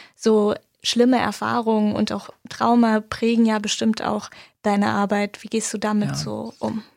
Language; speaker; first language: German; native; German